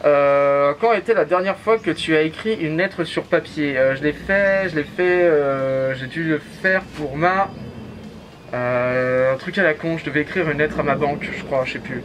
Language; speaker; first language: French; native; French